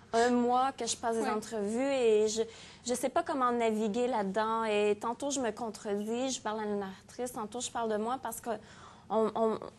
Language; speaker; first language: French; native; French